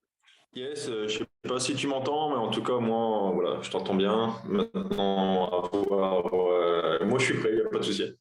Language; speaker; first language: French; native; French